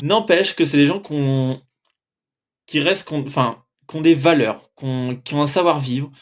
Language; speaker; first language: French; native; French